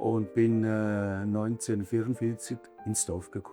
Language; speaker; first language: German; early bilingual, other home language; Italian